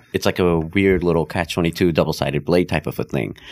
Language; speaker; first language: English; non-native, local second language; Hindi